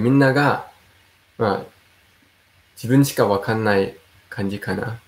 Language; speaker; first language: Japanese; non-native, fluent; Danish